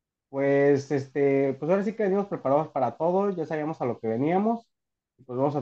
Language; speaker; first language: Spanish; native; Spanish